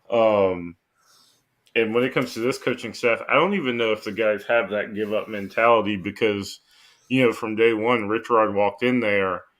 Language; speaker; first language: English; native; English